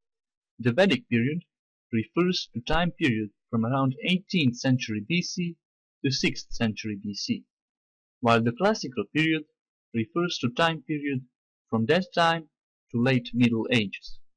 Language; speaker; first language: English; non-native, fluent; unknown